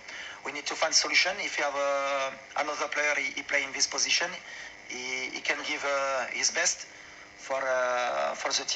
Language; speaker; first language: English; non-native, learner; French